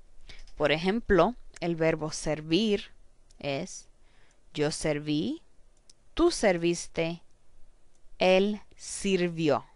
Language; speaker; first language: Spanish; non-native, fluent; English